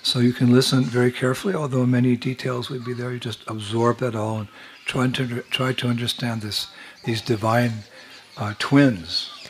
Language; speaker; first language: English; native; English